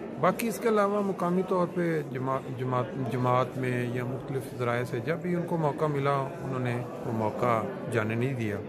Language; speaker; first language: Urdu; non-native, local second language; Punjabi